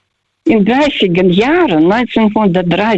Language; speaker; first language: German; non-native, learner; Russian